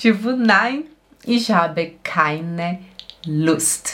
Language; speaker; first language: German; non-native, fluent; Portuguese